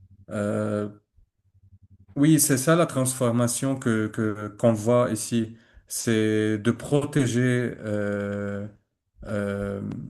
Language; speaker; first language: French; non-native, learner; Arabic